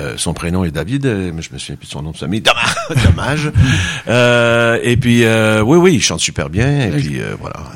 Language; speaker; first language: French; native; French